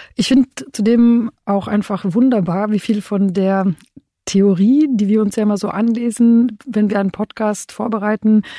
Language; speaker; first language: German; early bilingual, other home language; Romanian